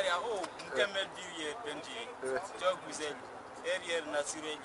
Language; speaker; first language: Turkish; non-native, learner; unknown